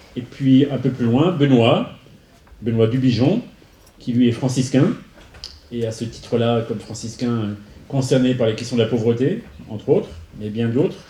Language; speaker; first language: French; native; French